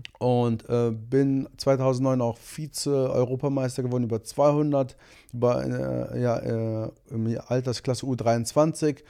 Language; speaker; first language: German; early bilingual, other home language; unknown